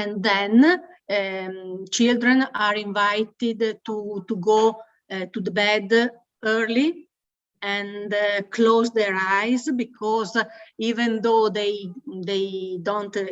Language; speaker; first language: English; non-native, learner; Italian